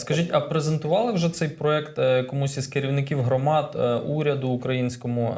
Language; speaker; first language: Ukrainian; native; Ukrainian